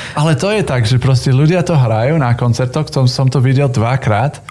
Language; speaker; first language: Slovak; non-native, fluent; English